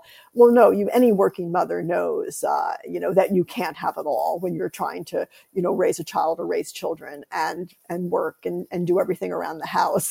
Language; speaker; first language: English; native; English